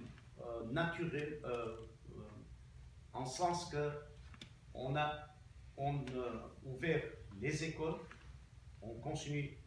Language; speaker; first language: French; non-native, fluent; Armenian